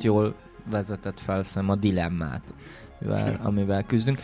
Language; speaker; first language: Hungarian; native; Hungarian